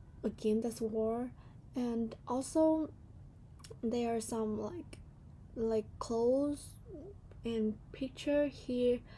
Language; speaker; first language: English; non-native, learner; Vietnamese